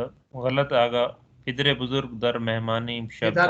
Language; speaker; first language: Persian; non-native, learner; Urdu